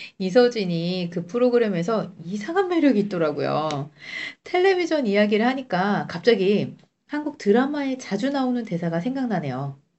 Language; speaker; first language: Korean; native; Korean